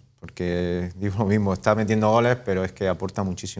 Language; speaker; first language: Spanish; native; Spanish